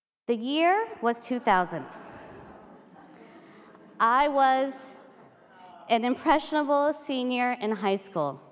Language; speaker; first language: English; native; English